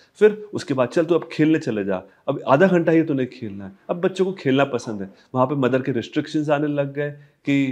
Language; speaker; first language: Hindi; native; Hindi